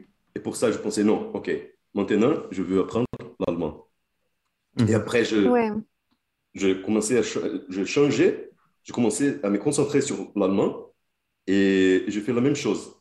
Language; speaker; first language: French; non-native, fluent; Portuguese